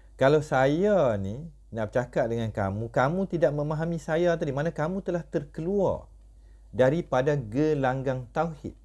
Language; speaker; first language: Malay; native; Malay